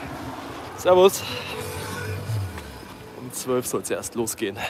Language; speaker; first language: German; native; German